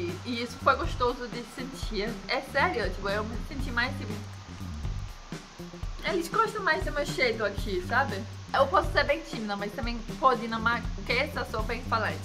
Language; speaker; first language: Portuguese; non-native, fluent; Danish